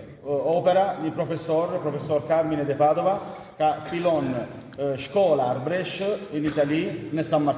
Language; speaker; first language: Albanian; early bilingual, heritage; Italian